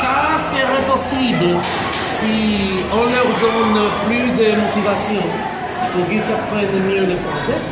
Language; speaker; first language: French; non-native, fluent; Spanish